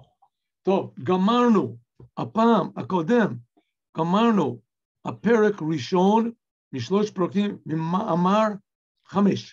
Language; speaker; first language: Hebrew; non-native, fluent; English